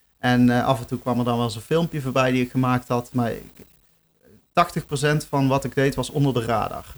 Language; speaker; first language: Dutch; native; Dutch